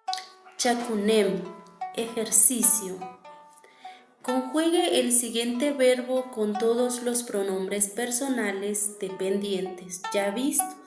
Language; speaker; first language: Spanish; non-native, local second language; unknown